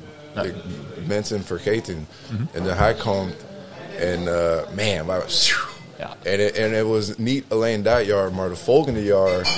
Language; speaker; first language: Dutch; non-native, learner; English